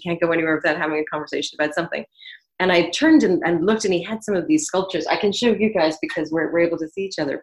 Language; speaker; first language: English; native; English